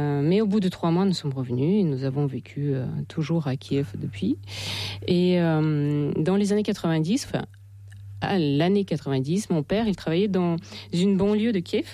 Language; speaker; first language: French; non-native, fluent; Russian